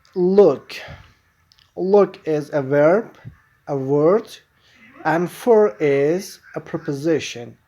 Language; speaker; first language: English; non-native, fluent; Persian